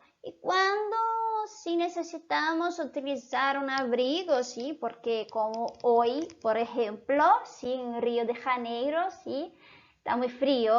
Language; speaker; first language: Spanish; non-native, fluent; Portuguese